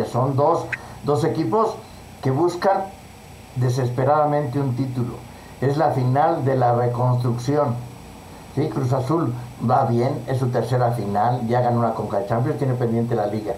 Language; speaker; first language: Spanish; native; Spanish